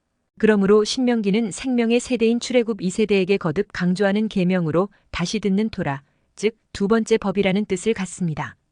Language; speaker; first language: Korean; native; Korean